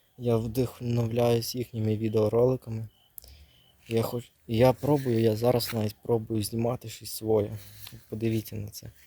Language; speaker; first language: Ukrainian; native; Ukrainian